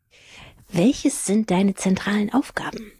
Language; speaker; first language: German; native; German